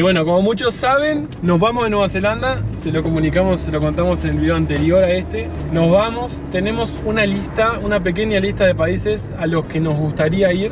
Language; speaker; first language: Spanish; native; Spanish